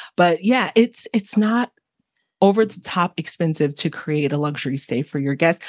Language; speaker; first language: English; early bilingual, other home language; Haitian Creole